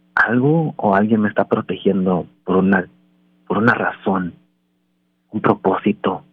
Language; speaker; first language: Spanish; early bilingual, heritage; Spanish